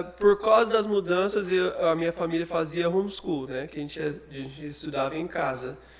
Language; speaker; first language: Portuguese; non-native, fluent; English